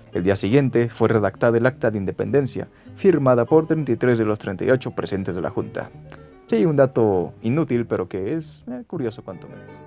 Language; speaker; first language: Spanish; native; Spanish